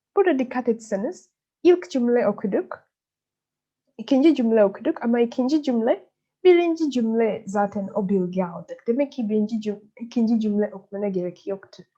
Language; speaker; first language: Turkish; non-native, learner; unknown